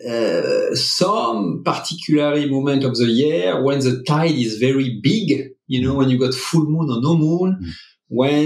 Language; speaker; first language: English; non-native, fluent; French